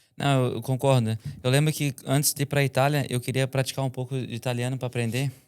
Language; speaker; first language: Portuguese; native; Portuguese